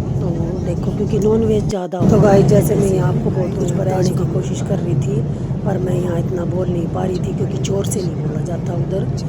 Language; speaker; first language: Hindi; native; Hindi